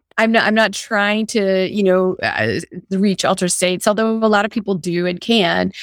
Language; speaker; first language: English; early bilingual, other home language; Hindi